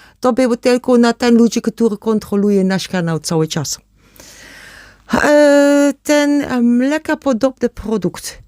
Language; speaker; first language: Polish; non-native, learner; German